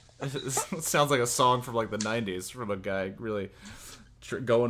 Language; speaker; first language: English; native; English